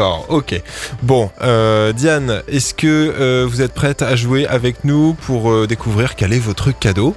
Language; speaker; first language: French; native; French